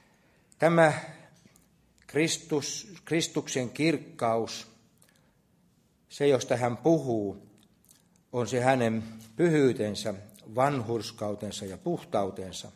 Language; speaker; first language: Finnish; native; Finnish